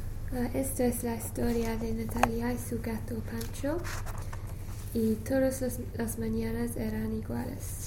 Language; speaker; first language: Spanish; non-native, learner; English